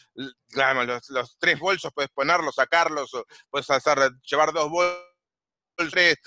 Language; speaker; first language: Spanish; native; Spanish